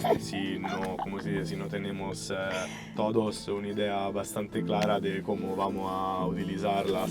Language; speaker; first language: Spanish; non-native, fluent; Italian